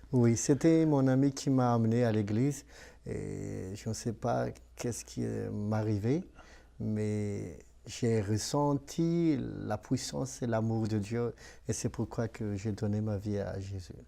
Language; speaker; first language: French; non-native, local second language; Malagasy